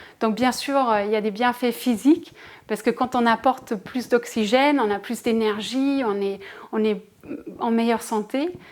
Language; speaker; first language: French; non-native, fluent; German